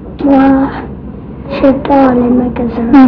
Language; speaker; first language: French; non-native, learner; English